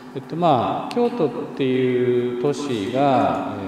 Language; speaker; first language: Japanese; native; Japanese